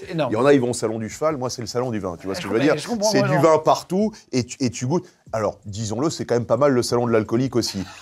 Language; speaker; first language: French; native; French